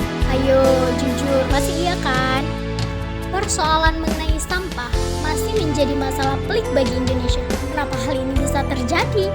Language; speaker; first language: Indonesian; native; Indonesian